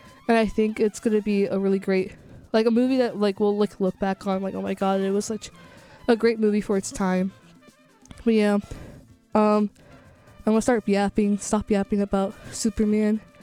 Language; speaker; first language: English; early bilingual, other home language; Spanish